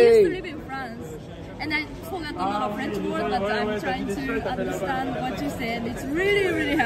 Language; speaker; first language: English; non-native, fluent; Japanese